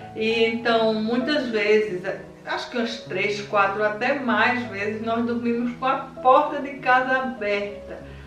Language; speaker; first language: Portuguese; native; Portuguese